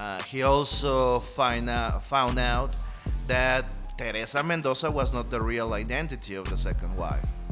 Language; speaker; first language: English; non-native, fluent; Spanish